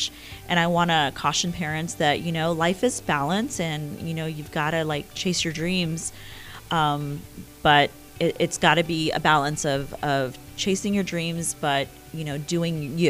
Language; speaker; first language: English; early bilingual, other home language; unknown